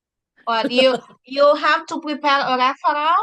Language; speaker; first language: English; non-native, fluent; Indonesian